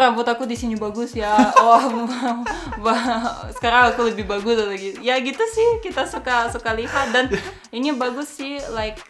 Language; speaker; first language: Indonesian; non-native, fluent; Russian